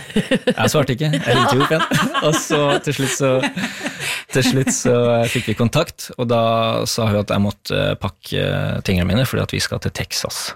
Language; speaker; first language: Norwegian; early bilingual, other home language; Kurdish